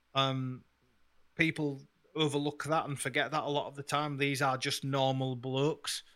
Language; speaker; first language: English; native; English